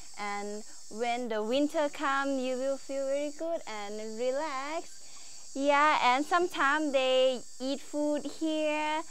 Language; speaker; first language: English; non-native, learner; Thai